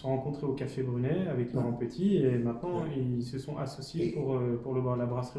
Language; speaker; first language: French; native; French